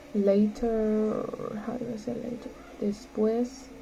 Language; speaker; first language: Spanish; non-native, learner; English